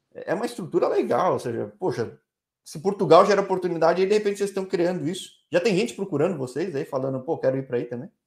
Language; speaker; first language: Portuguese; native; Portuguese